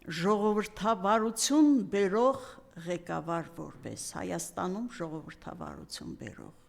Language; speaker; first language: Armenian; native; Armenian